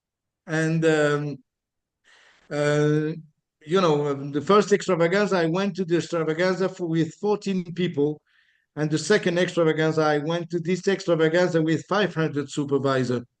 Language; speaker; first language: English; non-native, fluent; French